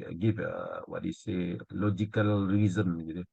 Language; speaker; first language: English; non-native, learner; Indonesian